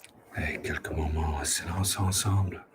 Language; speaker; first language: French; non-native, learner; English